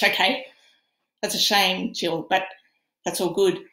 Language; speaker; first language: English; native; English